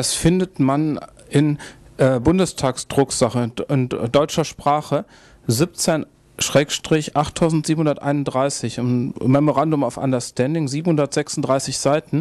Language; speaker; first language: German; native; German